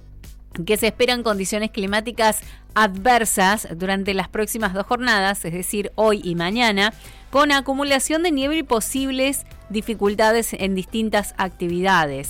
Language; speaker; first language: Spanish; native; Spanish